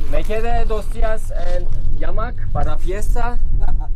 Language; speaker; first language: Spanish; non-native, learner; Turkish